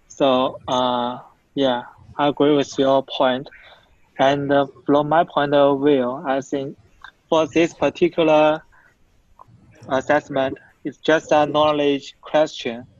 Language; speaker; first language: English; non-native, fluent; Chinese